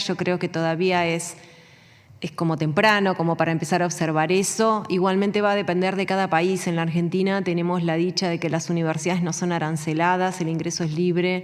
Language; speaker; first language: Spanish; native; Spanish